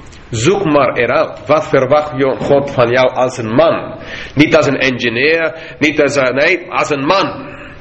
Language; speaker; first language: Dutch; non-native, fluent; English